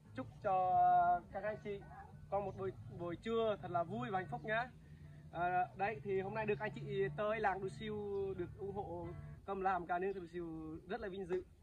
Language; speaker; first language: Vietnamese; non-native, local second language; Jarai